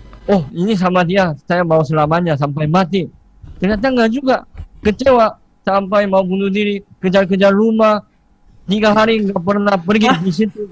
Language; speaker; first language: Indonesian; non-native, fluent; Korean